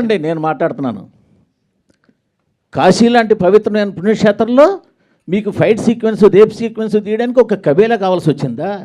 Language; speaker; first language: Telugu; native; Telugu